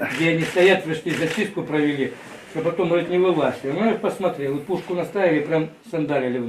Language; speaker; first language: Russian; native; Russian